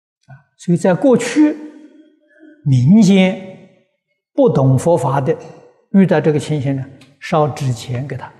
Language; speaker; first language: Chinese; native; Chinese